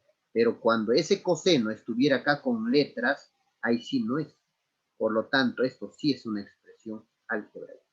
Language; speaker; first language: Spanish; native; Spanish